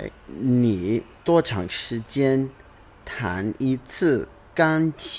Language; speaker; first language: Chinese; non-native, learner; English